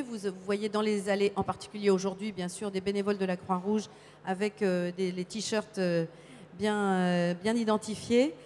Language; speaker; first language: French; native; French